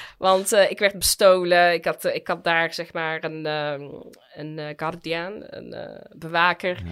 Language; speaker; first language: Dutch; early bilingual, other home language; Arabic